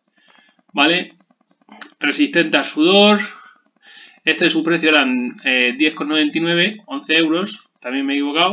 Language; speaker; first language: Spanish; native; Spanish